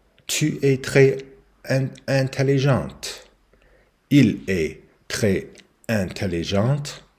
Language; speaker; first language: French; non-native, learner; English